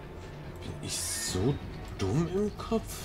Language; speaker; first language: German; native; German